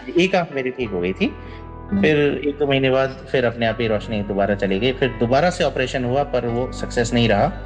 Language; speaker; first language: Hindi; early bilingual, other home language; Nepali